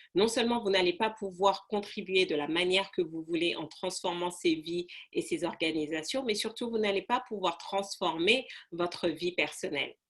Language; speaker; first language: French; non-native, local second language; Arabic